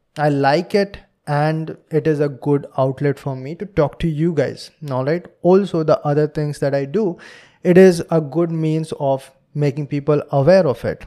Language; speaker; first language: English; non-native, local second language; Hindi